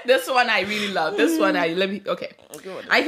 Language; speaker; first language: English; early bilingual, other home language; Akan